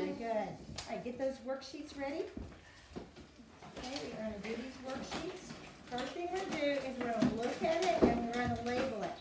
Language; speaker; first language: English; native; English